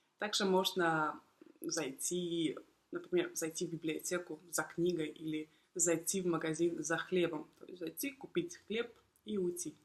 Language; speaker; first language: Russian; native; Russian